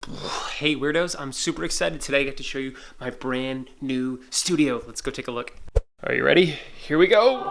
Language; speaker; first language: English; native; English